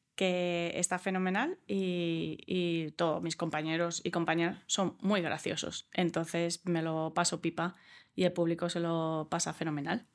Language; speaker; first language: Spanish; early bilingual, other home language; English